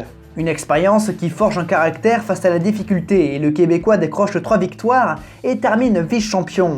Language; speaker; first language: French; native; French